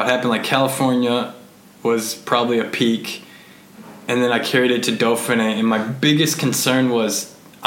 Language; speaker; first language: English; native; English